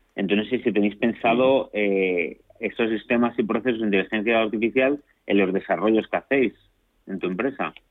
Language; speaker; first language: Spanish; native; Spanish